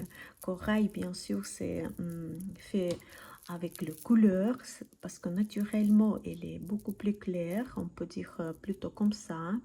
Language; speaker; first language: French; non-native, learner; Russian